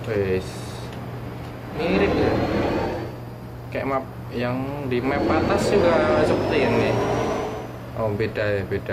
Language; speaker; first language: Indonesian; native; Indonesian